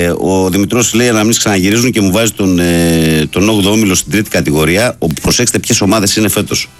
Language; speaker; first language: Greek; native; Greek